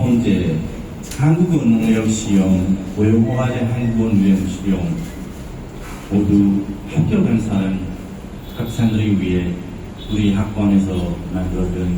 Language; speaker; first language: Korean; non-native, fluent; Burmese